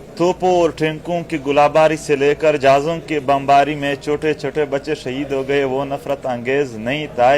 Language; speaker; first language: Urdu; non-native, local second language; Pashto